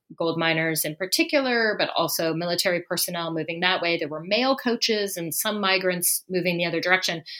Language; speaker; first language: English; native; English